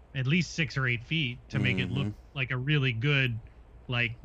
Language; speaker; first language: English; native; English